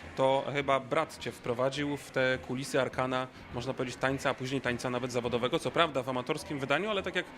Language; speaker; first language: Polish; native; Polish